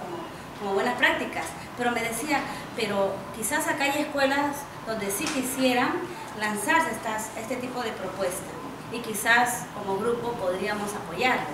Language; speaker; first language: Spanish; native; Spanish